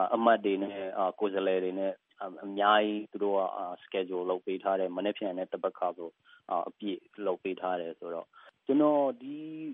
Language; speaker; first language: Burmese; non-native, local second language; Tedim Chin